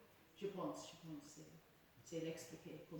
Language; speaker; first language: French; non-native, learner; English